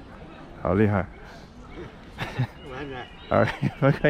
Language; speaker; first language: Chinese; non-native, fluent; English